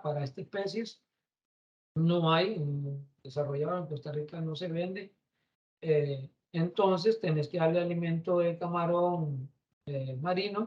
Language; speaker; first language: Spanish; native; Spanish